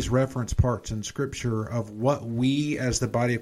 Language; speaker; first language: English; native; English